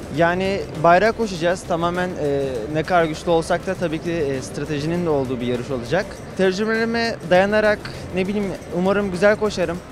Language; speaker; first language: Turkish; native; Turkish